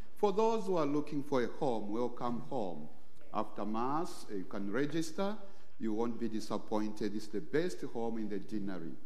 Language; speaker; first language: English; non-native, local second language; Bemba